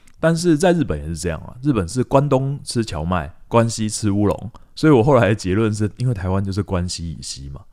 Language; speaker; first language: Chinese; native; Chinese